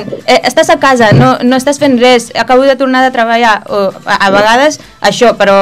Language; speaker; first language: Catalan; early bilingual, other home language; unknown